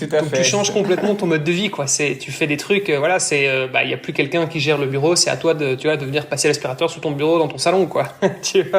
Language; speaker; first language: French; native; French